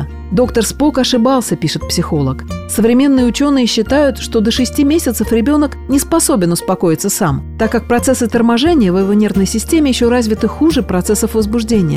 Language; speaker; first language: Russian; native; Russian